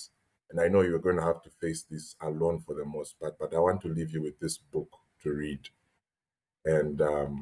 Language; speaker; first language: English; native; English